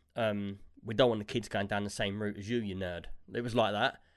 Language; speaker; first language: English; native; English